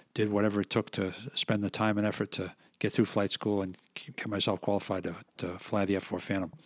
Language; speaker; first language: English; native; English